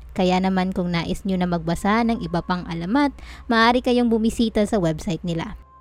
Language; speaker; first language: Filipino; non-native, local second language; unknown